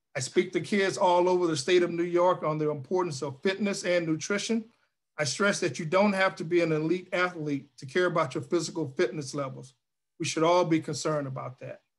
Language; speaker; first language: English; native; English